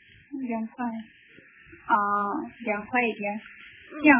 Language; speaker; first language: Chinese; non-native, learner; Korean